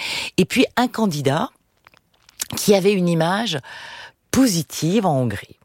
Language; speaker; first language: French; native; French